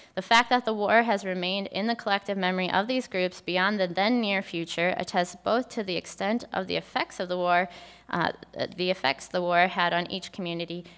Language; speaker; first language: English; native; English